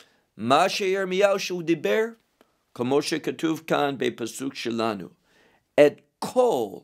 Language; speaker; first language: Hebrew; non-native, fluent; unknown